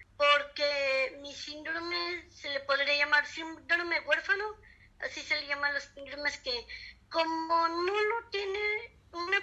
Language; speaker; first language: Spanish; native; Spanish